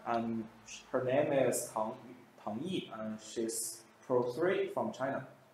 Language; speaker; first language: English; non-native, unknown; Chinese